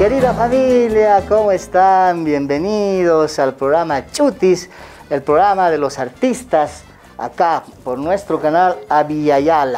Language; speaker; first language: Spanish; native; Spanish